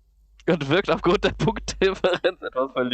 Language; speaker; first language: German; native; German